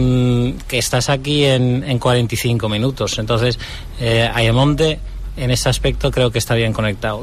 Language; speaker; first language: Spanish; non-native, fluent; Dutch